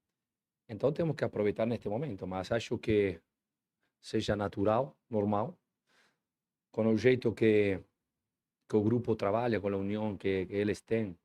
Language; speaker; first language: Portuguese; non-native, fluent; Spanish